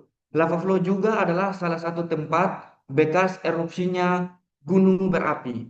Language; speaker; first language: Indonesian; native; Indonesian